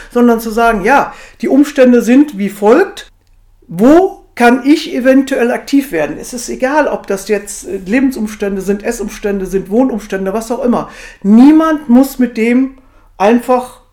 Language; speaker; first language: German; native; German